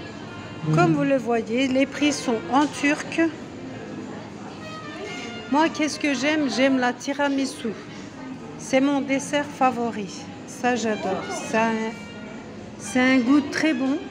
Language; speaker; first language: French; non-native, fluent; Turkish